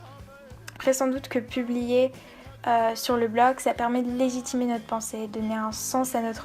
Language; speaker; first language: French; native; French